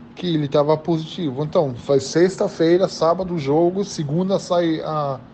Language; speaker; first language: Portuguese; non-native, fluent; German